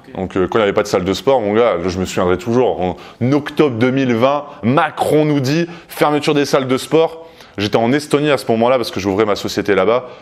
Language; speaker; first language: French; native; French